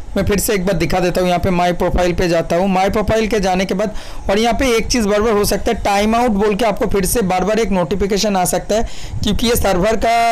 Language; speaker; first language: Hindi; non-native, local second language; Bangla